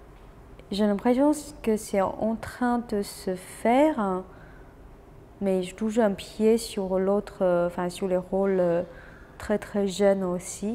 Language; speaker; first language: French; non-native, fluent; Chinese